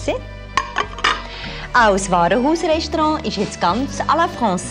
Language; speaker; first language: German; native; German